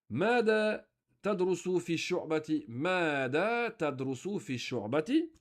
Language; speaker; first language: Arabic; non-native, fluent; French